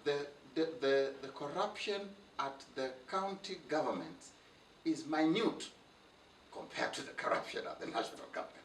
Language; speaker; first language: English; non-native, local second language; Luo (Kenya and Tanzania)